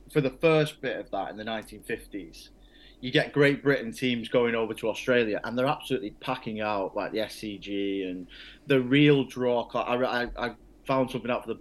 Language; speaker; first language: English; native; English